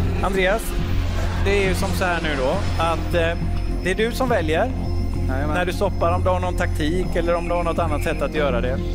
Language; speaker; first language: Swedish; native; Swedish